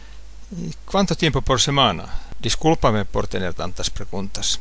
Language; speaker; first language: Spanish; non-native, fluent; Finnish